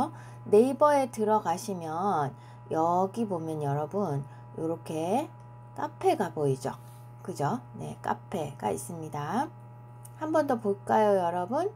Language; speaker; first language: Korean; native; Korean